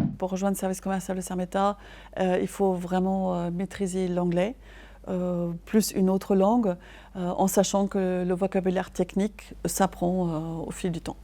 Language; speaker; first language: French; non-native, fluent; German